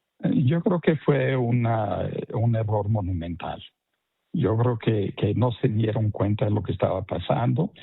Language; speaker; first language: Spanish; native; Spanish